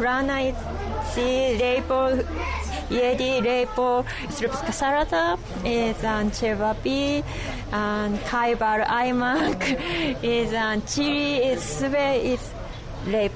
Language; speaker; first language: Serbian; non-native, learner; Japanese